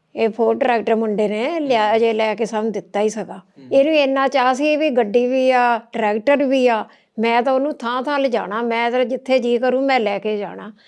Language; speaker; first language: Punjabi; native; Punjabi